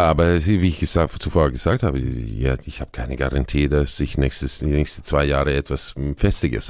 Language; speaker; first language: German; non-native, fluent; Croatian